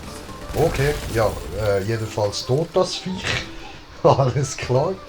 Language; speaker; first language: German; native; German